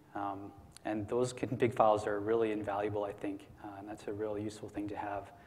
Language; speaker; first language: English; native; English